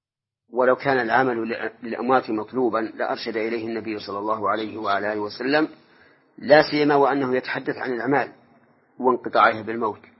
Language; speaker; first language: Arabic; native; Arabic